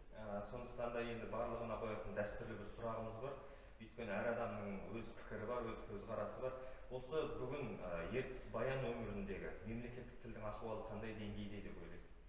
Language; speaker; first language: Kazakh; native; Kazakh